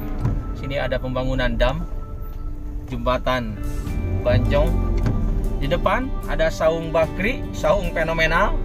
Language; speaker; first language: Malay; non-native, local second language; Sundanese